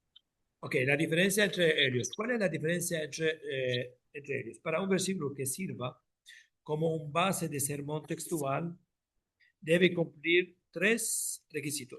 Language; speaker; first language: Spanish; non-native, fluent; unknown